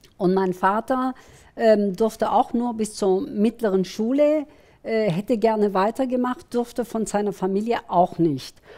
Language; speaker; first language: German; early bilingual, other home language; Kurdish